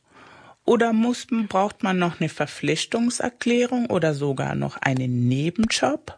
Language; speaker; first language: German; non-native, fluent; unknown